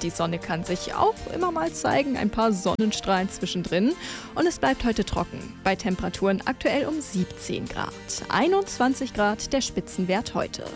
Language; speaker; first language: German; native; German